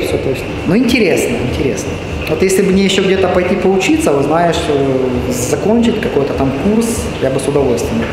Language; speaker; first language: Russian; native; Russian